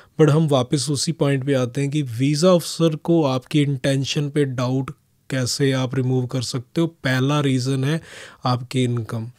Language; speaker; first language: Hindi; non-native, local second language; Punjabi